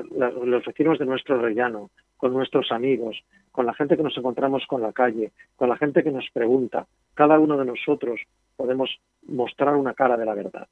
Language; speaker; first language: Spanish; native; Spanish